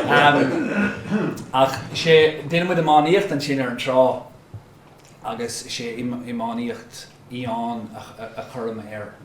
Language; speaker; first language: Irish; non-native, local second language; English